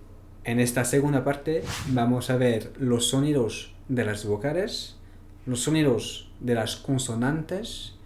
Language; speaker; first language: Spanish; non-native, fluent; French